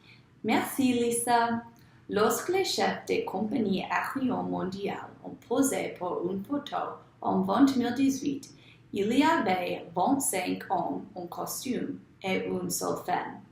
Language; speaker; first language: French; non-native, learner; English